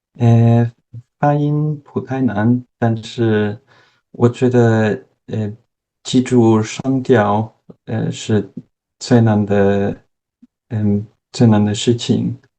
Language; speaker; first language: Chinese; non-native, learner; French